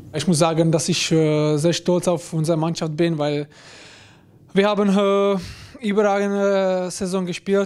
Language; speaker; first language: German; non-native, fluent; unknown